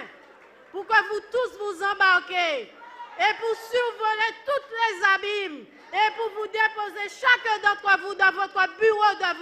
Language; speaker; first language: French; native; French